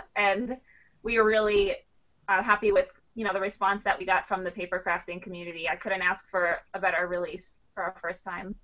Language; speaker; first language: English; native; English